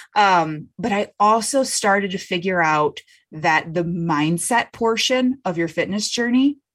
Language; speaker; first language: English; native; English